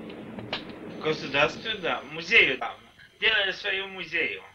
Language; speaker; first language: Russian; non-native, local second language; Estonian